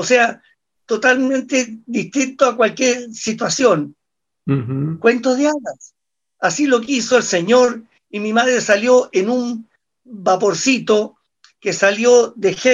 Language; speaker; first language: Spanish; early bilingual, other home language; Italian